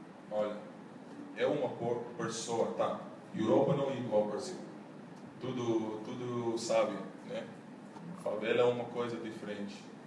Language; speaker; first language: Portuguese; non-native, learner; English